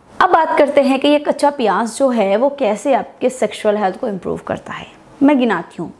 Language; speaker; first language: Hindi; non-native, local second language; Bangla